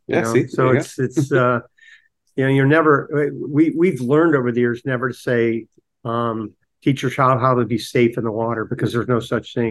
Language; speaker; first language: English; native; English